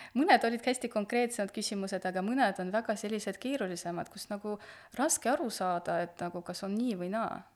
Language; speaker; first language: Estonian; non-native, local second language; Russian